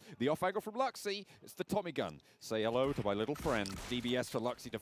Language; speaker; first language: English; native; English